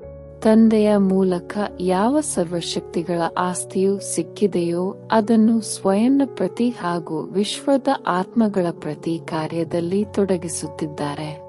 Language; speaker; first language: Kannada; native; Kannada